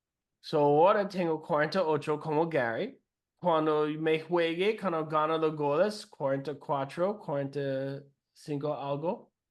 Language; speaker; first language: Spanish; non-native, learner; English